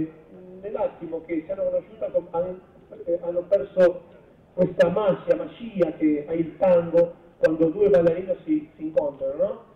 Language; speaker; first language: Italian; non-native, learner; Spanish